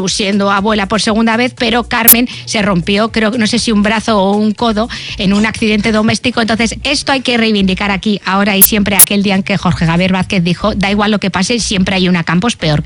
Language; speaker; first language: Spanish; native; Spanish